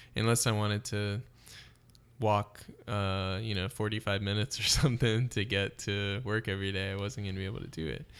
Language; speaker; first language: English; native; English